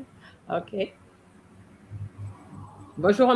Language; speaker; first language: French; non-native, fluent; English